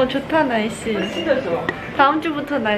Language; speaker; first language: Korean; non-native, fluent; Chinese